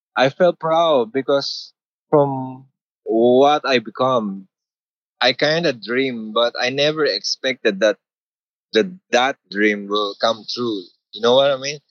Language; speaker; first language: English; non-native, local second language; Filipino